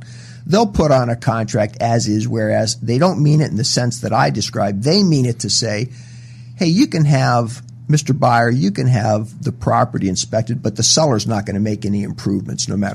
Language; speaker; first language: English; native; English